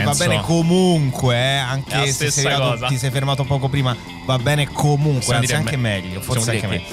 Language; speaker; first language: Italian; native; Italian